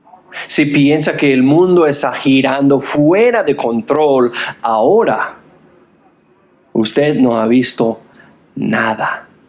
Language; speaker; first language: Spanish; non-native, fluent; English